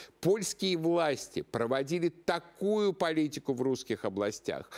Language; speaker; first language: Russian; native; Russian